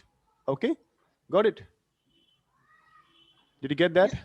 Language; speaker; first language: English; non-native, local second language; Hindi